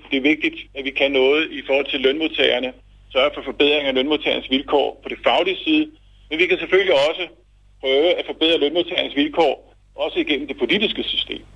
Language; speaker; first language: Danish; native; Danish